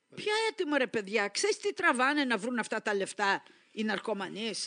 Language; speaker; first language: Greek; early bilingual, heritage; Greek